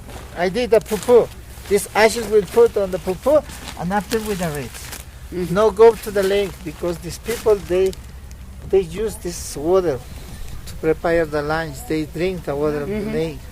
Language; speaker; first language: English; non-native, learner; Spanish